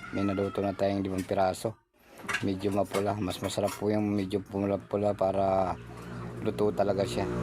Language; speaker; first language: Filipino; native; Filipino